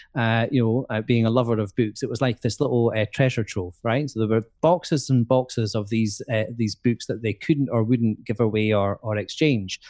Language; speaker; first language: English; native; English